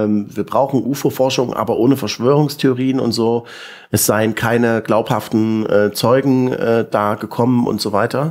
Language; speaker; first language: German; native; German